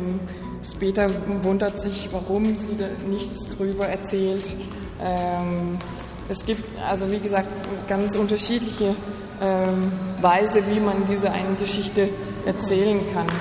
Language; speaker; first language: German; non-native, fluent; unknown